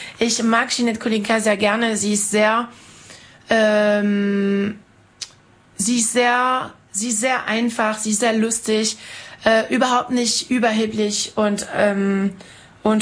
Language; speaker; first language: German; non-native, fluent; French